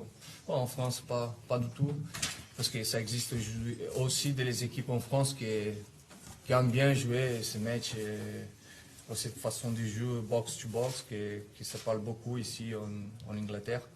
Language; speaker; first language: French; non-native, fluent; Italian